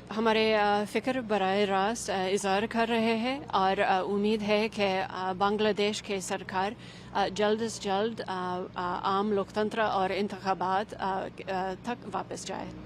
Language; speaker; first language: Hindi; non-native, fluent; English